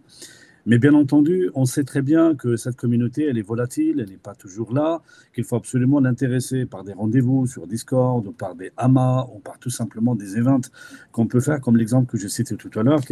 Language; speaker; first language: French; native; French